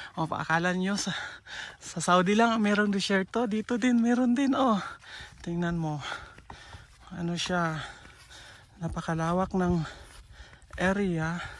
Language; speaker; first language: Filipino; non-native, local second language; Cebuano